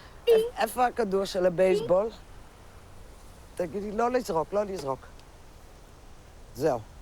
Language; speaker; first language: Hebrew; non-native, fluent; Dutch